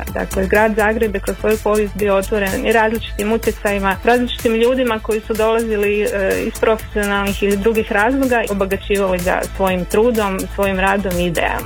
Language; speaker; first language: Croatian; native; Croatian